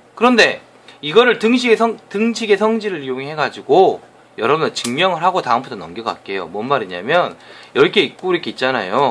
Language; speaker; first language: Korean; native; Korean